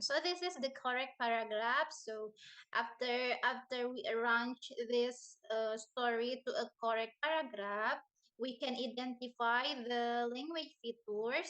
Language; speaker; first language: English; non-native, learner; Indonesian